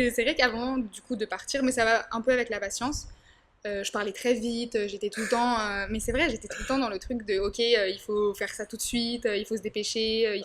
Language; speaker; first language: French; native; French